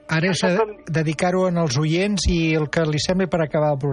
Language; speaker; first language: Catalan; native; Catalan